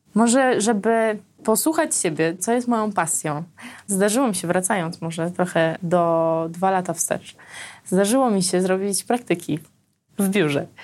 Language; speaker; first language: Polish; early bilingual, other home language; Armenian